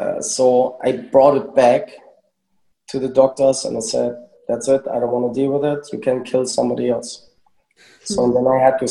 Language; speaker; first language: English; early bilingual, other home language; German